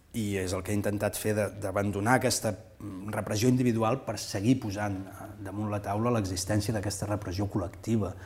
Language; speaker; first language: Catalan; non-native, local second language; Spanish